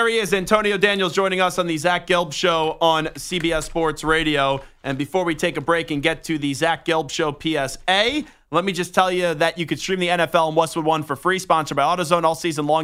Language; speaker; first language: English; native; English